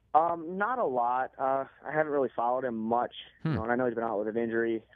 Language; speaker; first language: English; native; English